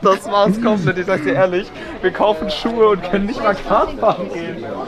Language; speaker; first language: German; native; German